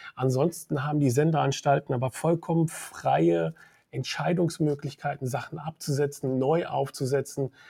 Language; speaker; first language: German; native; German